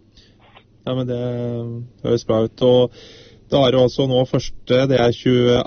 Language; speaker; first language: Norwegian; native; Norwegian